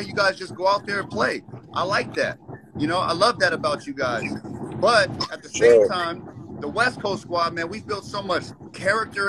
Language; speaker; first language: English; native; English